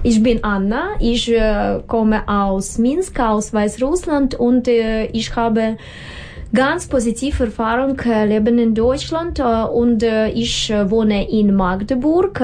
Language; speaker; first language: German; non-native, learner; Russian